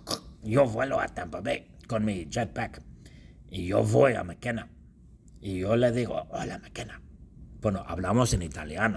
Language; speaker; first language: Spanish; non-native, fluent; English